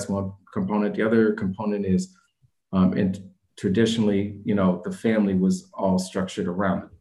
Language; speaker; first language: English; native; English